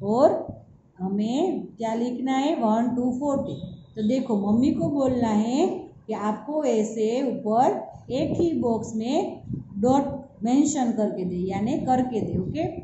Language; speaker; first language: Hindi; non-native, local second language; Gujarati